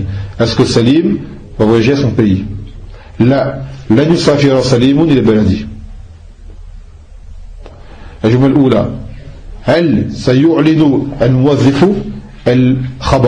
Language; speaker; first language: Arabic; non-native, fluent; French